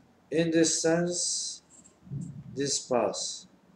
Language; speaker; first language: English; non-native, fluent; Japanese